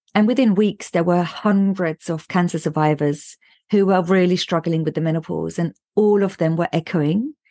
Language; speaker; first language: English; non-native, fluent; German